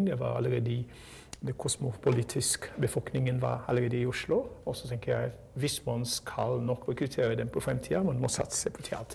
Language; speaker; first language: Norwegian; non-native, fluent; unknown